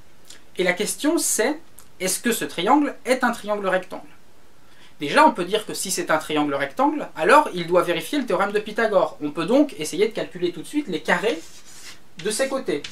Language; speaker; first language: French; native; French